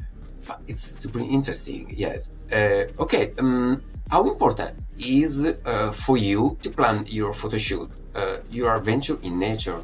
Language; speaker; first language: English; non-native, fluent; Italian